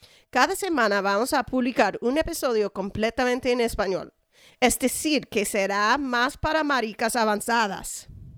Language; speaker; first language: Spanish; non-native, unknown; English